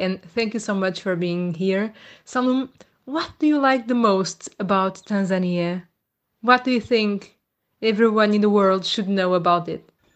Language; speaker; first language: English; non-native, fluent; Portuguese